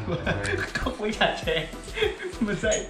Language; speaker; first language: Vietnamese; native; Vietnamese